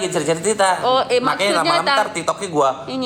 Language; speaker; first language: Indonesian; native; Indonesian